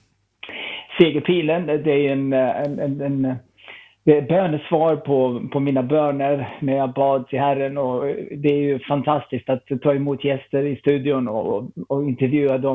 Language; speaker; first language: Swedish; non-native, fluent; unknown